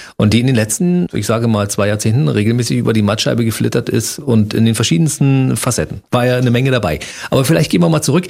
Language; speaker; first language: German; native; German